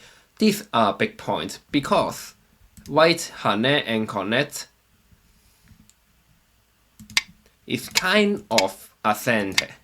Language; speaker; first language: English; non-native, fluent; Chinese